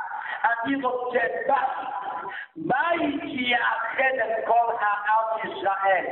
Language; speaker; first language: Hebrew; non-native, fluent; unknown